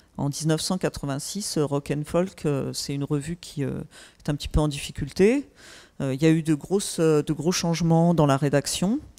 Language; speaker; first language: French; native; French